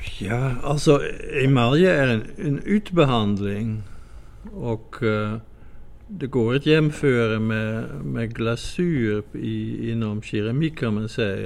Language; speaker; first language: Swedish; non-native, fluent; Dutch